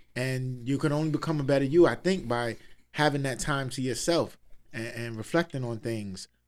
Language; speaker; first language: English; native; English